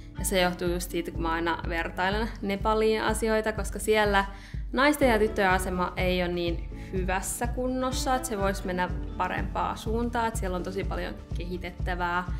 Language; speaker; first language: Finnish; early bilingual, other home language; Nepali